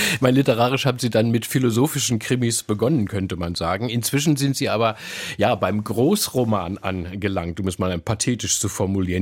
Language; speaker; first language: German; native; German